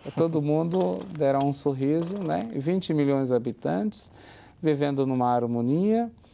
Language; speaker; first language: Portuguese; non-native, fluent; Arabic